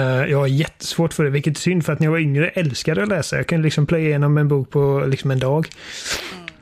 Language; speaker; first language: Swedish; native; Swedish